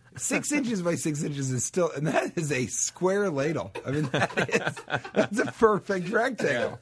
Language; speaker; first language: English; native; English